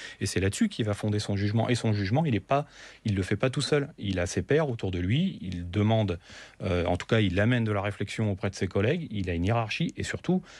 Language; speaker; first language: French; native; French